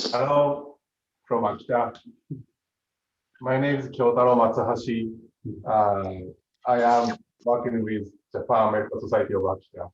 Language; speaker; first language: English; non-native, fluent; Japanese